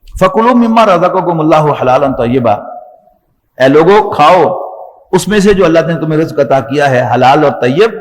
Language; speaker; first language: Urdu; non-native, local second language; Punjabi